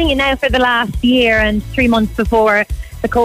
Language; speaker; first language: English; native; English